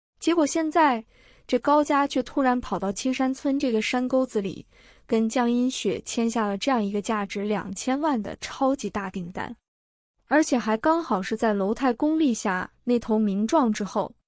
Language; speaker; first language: Chinese; native; Chinese